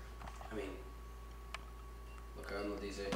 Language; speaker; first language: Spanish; non-native, learner; English